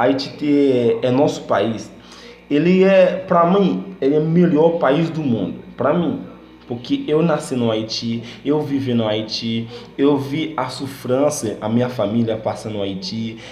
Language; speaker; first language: Portuguese; non-native, learner; Haitian Creole